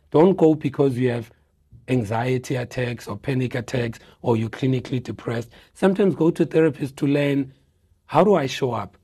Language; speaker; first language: English; non-native, local second language; Xhosa